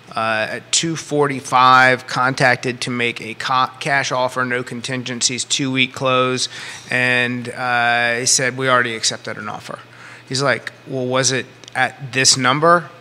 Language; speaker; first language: English; native; English